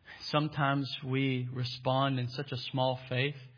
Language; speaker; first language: English; native; English